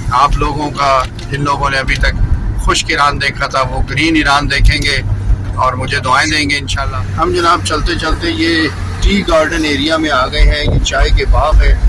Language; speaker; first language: Urdu; native; Urdu